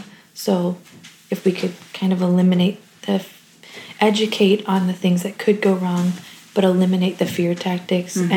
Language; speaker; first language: English; native; English